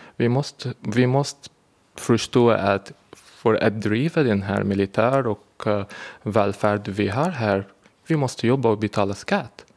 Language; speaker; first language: Swedish; non-native, fluent; Arabic